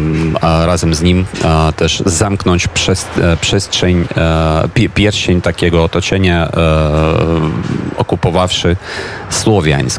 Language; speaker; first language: Polish; non-native, fluent; Ukrainian